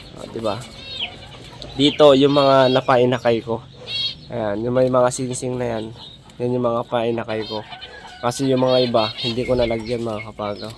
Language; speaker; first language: Filipino; native; Filipino